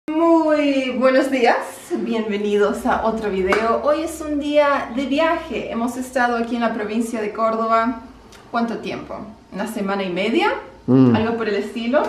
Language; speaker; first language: Spanish; non-native, fluent; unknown